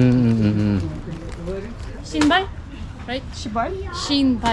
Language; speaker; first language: Korean; non-native, learner; Russian